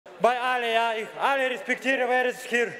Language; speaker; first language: German; non-native, learner; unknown